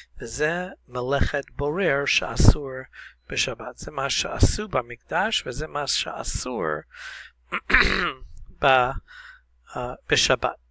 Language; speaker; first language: Hebrew; non-native, fluent; English